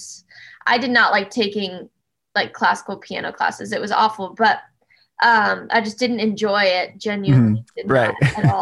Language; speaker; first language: English; native; English